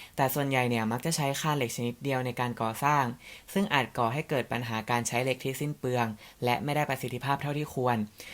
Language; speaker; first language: Thai; native; Thai